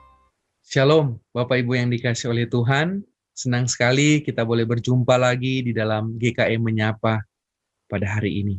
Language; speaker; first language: Indonesian; native; Indonesian